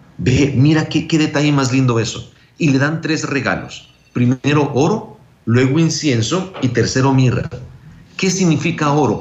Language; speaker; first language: Spanish; native; Spanish